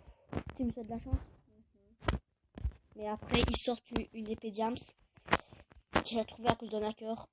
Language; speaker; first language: French; native; French